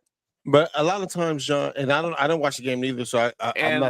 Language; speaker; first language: English; native; English